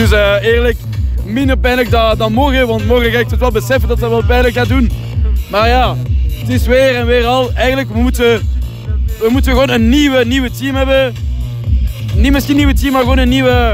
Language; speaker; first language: Dutch; non-native, local second language; French